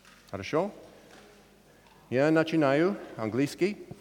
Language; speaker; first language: Russian; non-native, learner; English